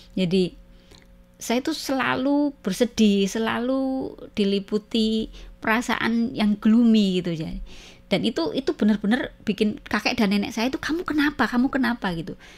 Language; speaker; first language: Indonesian; native; Indonesian